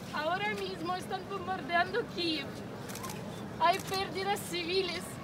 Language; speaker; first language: Spanish; non-native, learner; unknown